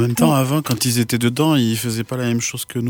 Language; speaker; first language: French; native; French